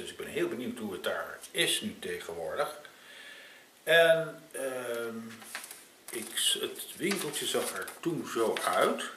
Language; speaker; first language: Dutch; native; Dutch